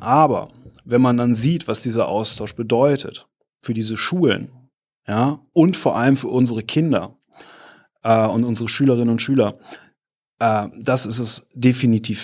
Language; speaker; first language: German; native; German